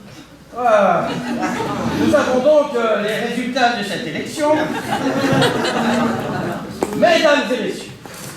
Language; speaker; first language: French; native; French